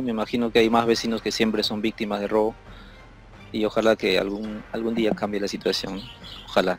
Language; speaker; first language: Spanish; native; Spanish